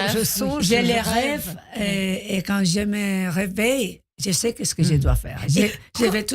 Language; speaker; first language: French; non-native, learner; Spanish